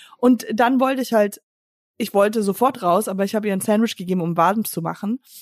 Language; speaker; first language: German; early bilingual, other home language; English